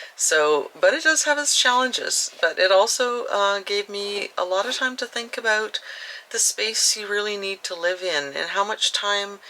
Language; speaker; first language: English; native; English